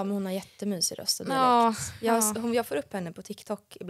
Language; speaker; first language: Swedish; native; Swedish